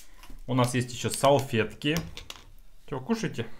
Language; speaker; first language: Russian; native; Russian